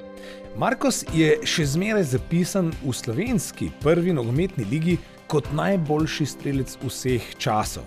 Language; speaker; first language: Slovenian; native; Slovenian